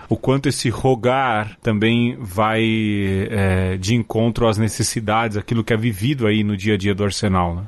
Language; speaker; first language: Portuguese; native; Portuguese